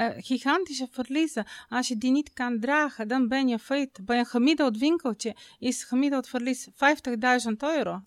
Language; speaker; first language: Dutch; non-native, fluent; Bulgarian